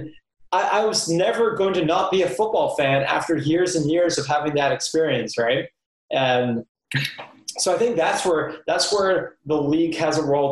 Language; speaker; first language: English; native; English